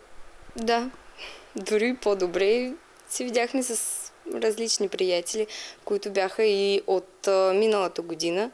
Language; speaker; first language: Bulgarian; non-native, fluent; Russian